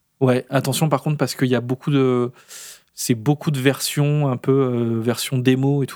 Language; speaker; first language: French; native; French